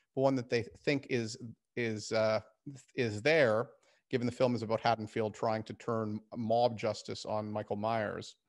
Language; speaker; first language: English; native; English